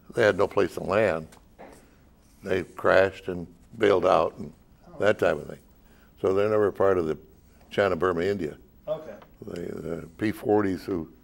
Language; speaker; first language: English; native; English